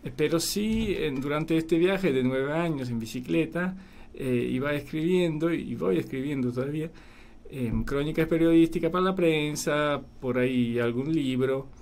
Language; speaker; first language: Spanish; non-native, fluent; Polish